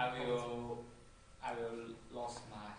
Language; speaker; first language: English; non-native, learner; Chinese